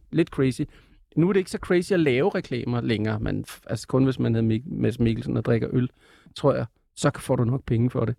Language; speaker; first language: Danish; native; Danish